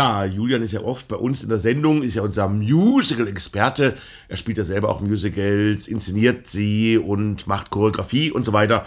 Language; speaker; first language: German; native; German